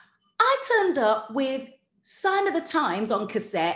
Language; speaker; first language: English; native; English